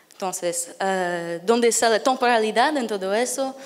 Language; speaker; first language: Spanish; non-native, learner; English